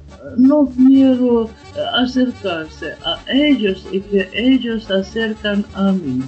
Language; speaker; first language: Spanish; non-native, learner; Ukrainian